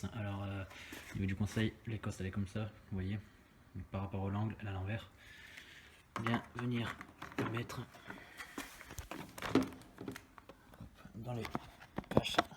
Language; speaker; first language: French; native; French